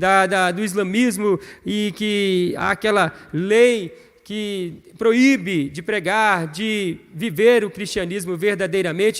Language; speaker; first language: Portuguese; native; Portuguese